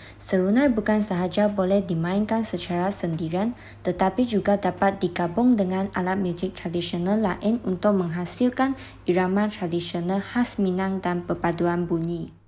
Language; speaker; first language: Malay; non-native, local second language; Chinese